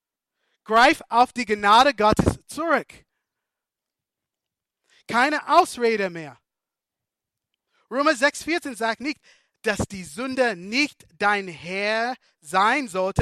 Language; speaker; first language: German; non-native, fluent; English